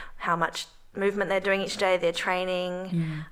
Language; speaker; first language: English; native; English